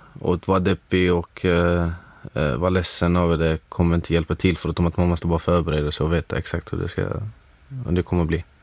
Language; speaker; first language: Swedish; non-native, fluent; Arabic